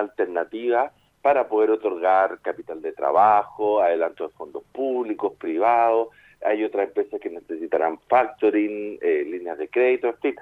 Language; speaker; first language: Spanish; native; Spanish